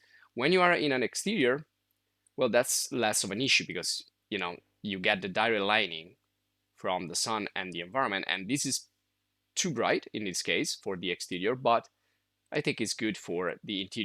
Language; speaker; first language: English; non-native, fluent; Italian